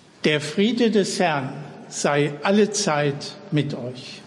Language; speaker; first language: German; native; German